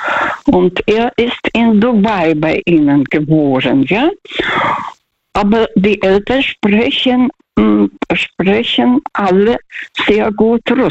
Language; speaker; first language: German; early bilingual, heritage; Russian